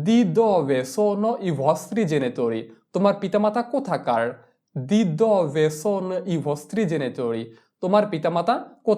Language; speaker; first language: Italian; non-native, fluent; Bangla